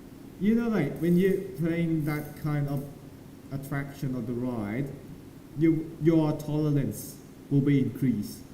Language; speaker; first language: English; non-native, learner; Thai